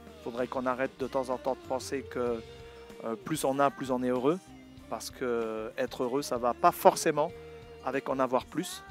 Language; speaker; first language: French; native; French